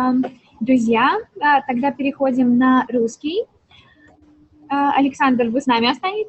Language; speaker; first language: Russian; native; Russian